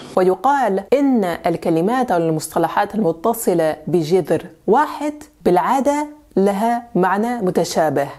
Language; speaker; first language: Arabic; non-native, fluent; French